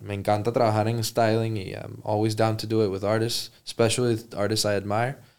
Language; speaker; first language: English; early bilingual, other home language; Spanish